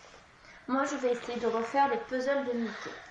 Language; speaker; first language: French; native; French